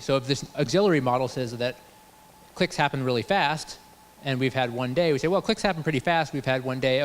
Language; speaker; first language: English; native; English